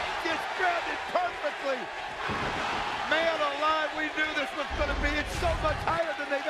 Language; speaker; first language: English; native; English